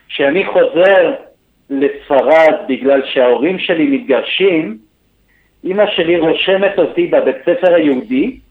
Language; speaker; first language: Hebrew; early bilingual, other home language; Spanish